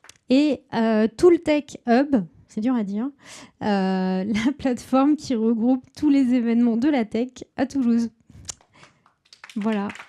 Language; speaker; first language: French; native; French